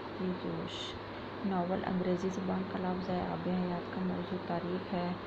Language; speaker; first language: Urdu; non-native, local second language; Punjabi